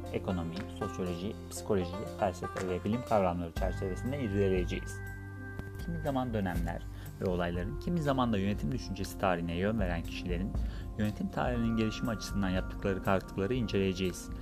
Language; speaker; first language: Turkish; native; Turkish